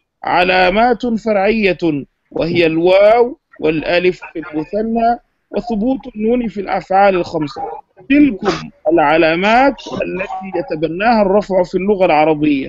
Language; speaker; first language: Arabic; non-native, fluent; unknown